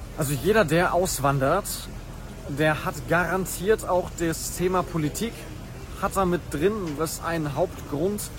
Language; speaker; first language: German; native; German